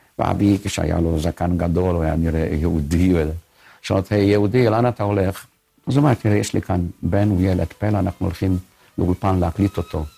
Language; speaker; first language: Hebrew; non-native, fluent; Hungarian